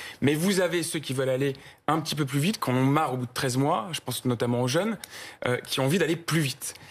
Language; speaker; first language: French; native; French